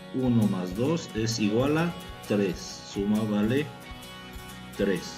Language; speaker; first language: Spanish; native; Spanish